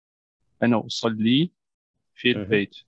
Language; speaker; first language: Arabic; non-native, learner; German